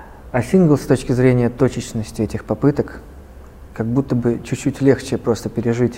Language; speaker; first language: Russian; native; Russian